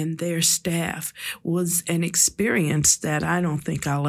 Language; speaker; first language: English; native; English